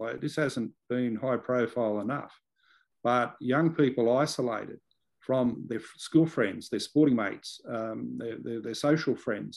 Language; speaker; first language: English; native; English